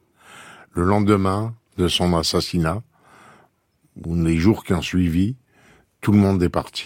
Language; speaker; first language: French; native; French